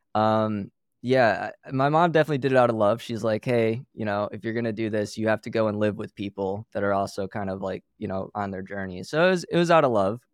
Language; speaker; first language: English; native; English